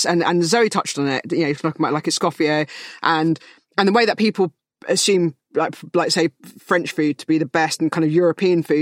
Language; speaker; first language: English; native; English